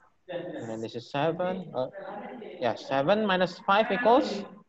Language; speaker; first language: English; non-native, fluent; Indonesian